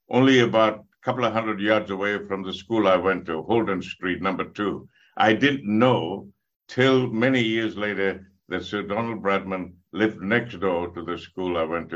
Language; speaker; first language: English; non-native, local second language; Tamil